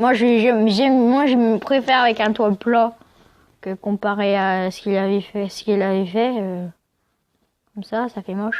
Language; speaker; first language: French; native; French